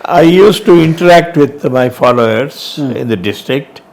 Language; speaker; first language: English; non-native, local second language; Kannada